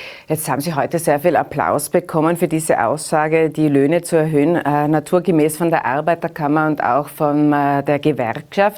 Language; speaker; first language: German; native; German